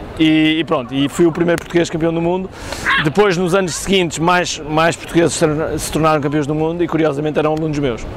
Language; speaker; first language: Portuguese; native; Portuguese